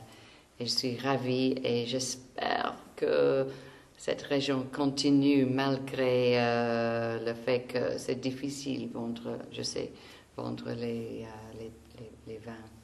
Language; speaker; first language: French; non-native, fluent; English